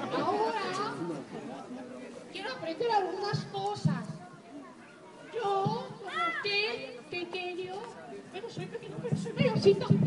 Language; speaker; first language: Spanish; non-native, learner; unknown